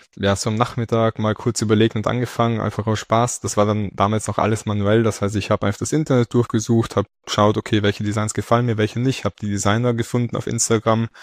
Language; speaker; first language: German; native; German